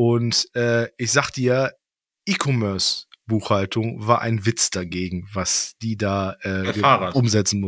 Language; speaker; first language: German; native; German